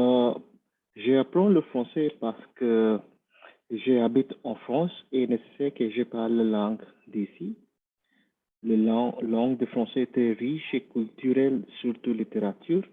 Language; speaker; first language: French; non-native, learner; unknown